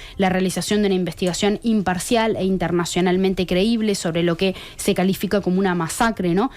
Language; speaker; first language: Spanish; native; Spanish